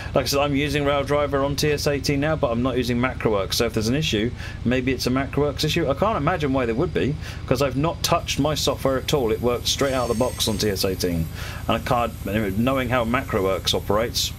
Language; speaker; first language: English; native; English